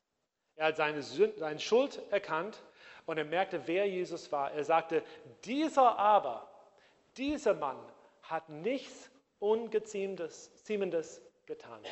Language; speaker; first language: German; non-native, fluent; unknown